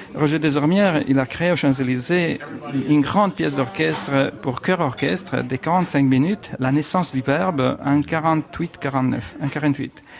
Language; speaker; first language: French; non-native, fluent; Italian